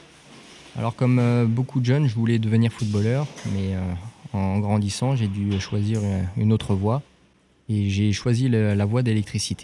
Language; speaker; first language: French; native; French